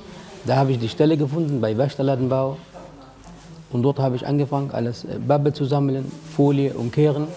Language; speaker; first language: German; non-native, learner; Arabic